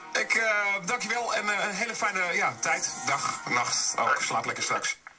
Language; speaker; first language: Dutch; native; Dutch